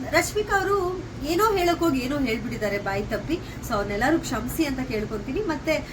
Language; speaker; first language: Kannada; non-native, local second language; Kodava